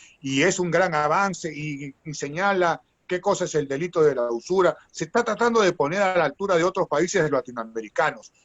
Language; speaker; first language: Spanish; native; Spanish